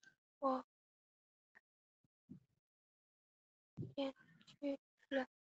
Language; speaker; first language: Chinese; non-native, learner; Indonesian